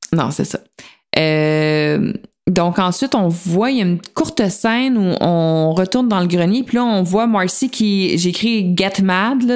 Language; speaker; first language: French; native; French